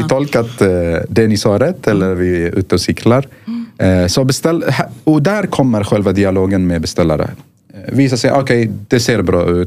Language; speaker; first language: Swedish; non-native, fluent; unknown